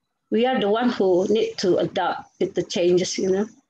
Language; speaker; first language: English; non-native, fluent; Indonesian